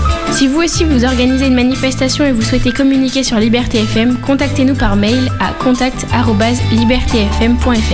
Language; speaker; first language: French; native; French